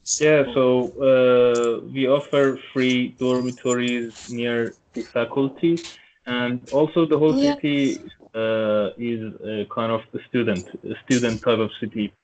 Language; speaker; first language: English; non-native, local second language; Turkish